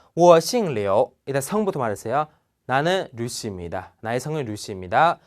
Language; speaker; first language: Korean; non-native, fluent; Chinese